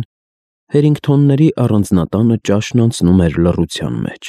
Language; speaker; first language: Armenian; native; Armenian